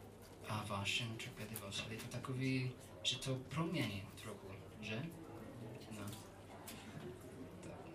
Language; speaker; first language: Czech; non-native, learner; English